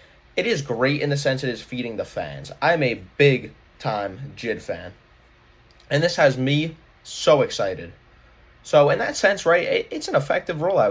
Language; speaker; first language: English; native; English